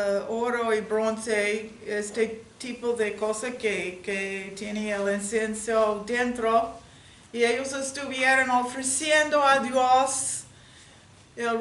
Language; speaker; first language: Spanish; non-native, learner; English